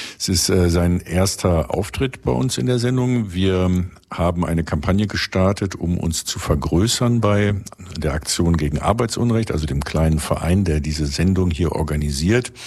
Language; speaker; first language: German; native; German